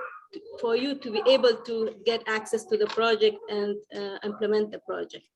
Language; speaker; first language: English; non-native, fluent; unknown